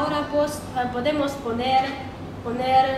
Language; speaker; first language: Spanish; non-native, learner; Chinese